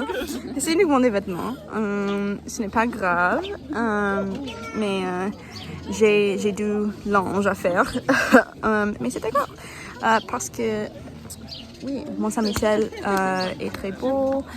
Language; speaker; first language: French; non-native, learner; English